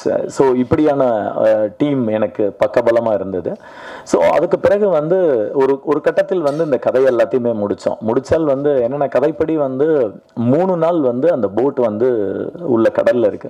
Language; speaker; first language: Tamil; native; Tamil